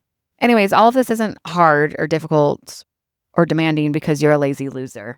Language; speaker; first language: English; native; English